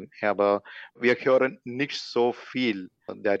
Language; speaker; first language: German; non-native, learner; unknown